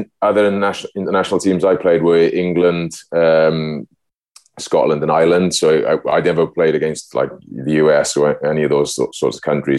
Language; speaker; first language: English; native; English